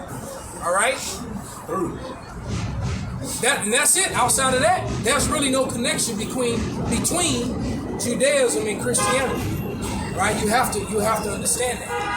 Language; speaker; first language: English; native; English